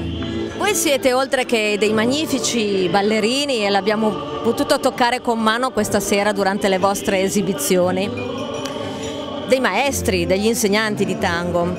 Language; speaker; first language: Italian; native; Italian